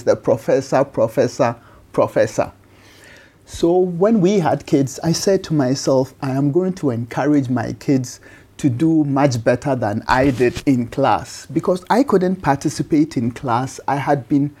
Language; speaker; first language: English; non-native, local second language; Akan